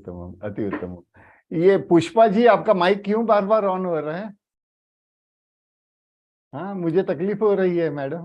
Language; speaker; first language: Hindi; native; Hindi